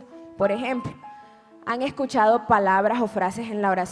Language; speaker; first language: Spanish; native; Spanish